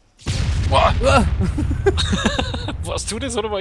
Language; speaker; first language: German; native; German